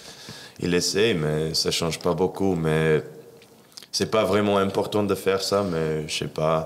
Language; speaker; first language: French; non-native, fluent; English